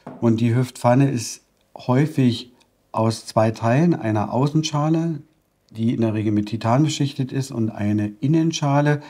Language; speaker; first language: German; native; German